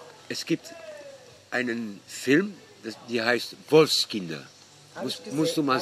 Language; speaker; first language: German; non-native, fluent; Dutch